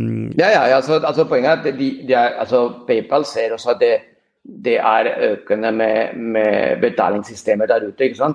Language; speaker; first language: Norwegian; non-native, fluent; Spanish